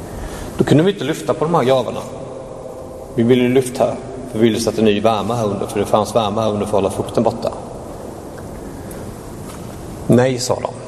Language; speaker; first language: Swedish; native; Swedish